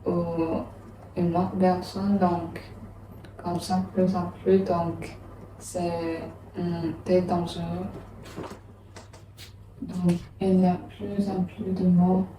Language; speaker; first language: French; non-native, learner; English